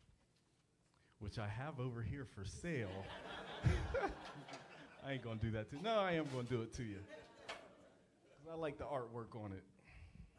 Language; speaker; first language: English; native; English